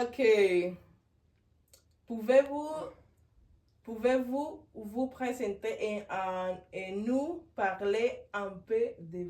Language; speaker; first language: French; non-native, learner; Spanish